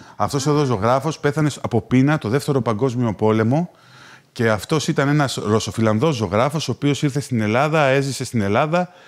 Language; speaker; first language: Greek; native; Greek